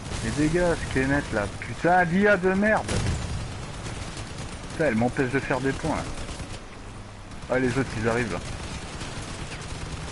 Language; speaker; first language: French; native; French